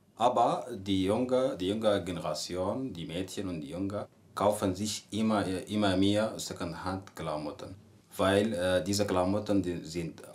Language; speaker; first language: German; non-native, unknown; Arabic